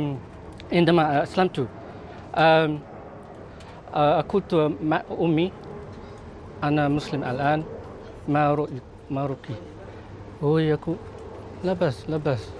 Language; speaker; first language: Arabic; non-native, learner; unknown